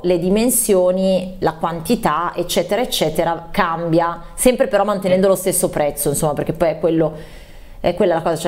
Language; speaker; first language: Italian; native; Italian